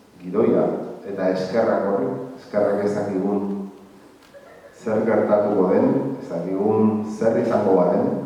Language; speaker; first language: Basque; non-native, local second language; Spanish